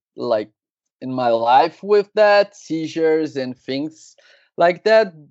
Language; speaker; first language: English; non-native, learner; Portuguese